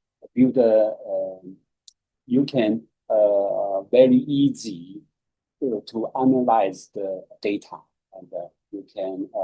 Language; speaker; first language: English; non-native, learner; Chinese